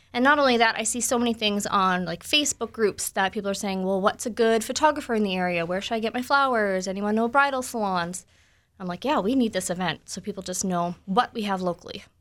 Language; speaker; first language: English; native; English